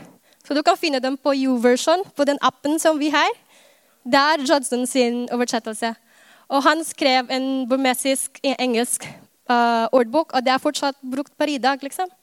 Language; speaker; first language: Norwegian; non-native, fluent; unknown